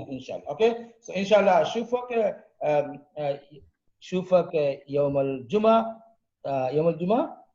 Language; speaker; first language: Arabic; non-native, fluent; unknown